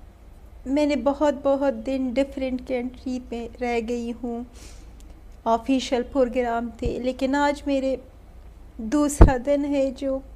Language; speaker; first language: Hindi; non-native, learner; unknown